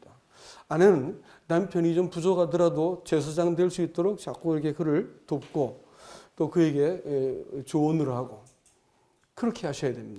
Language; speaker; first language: Korean; native; Korean